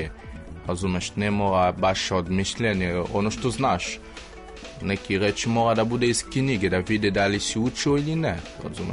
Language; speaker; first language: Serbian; non-native, learner; French